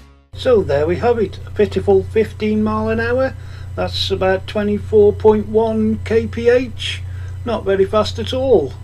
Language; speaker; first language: English; native; English